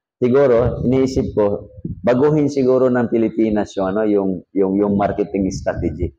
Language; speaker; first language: Filipino; native; Filipino